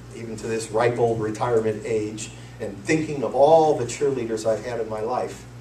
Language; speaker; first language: English; native; English